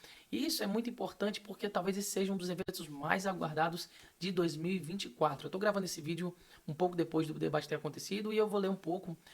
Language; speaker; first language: Portuguese; native; Portuguese